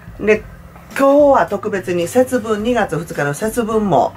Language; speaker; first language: Japanese; native; Japanese